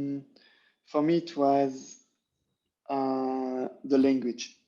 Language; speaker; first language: English; non-native, learner; French